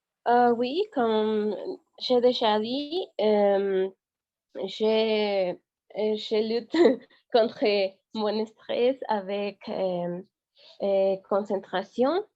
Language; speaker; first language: French; non-native, learner; Spanish